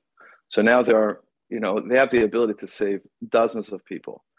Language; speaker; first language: English; native; English